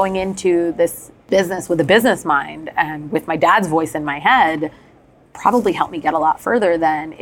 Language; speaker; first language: English; native; English